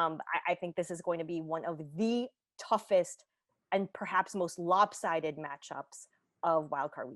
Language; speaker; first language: English; native; English